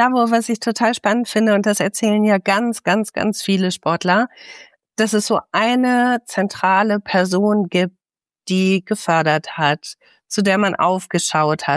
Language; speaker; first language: German; native; German